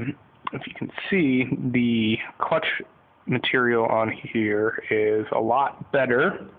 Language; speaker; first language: English; native; English